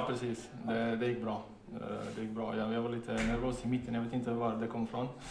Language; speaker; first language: Swedish; non-native, learner; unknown